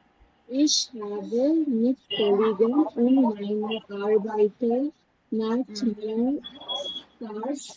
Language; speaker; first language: German; non-native, learner; Tamil